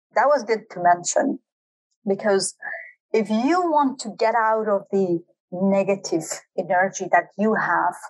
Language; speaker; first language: English; non-native, fluent; Kurdish